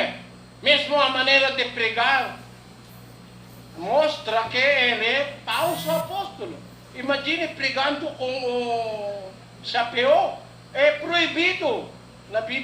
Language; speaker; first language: Portuguese; non-native, learner; Filipino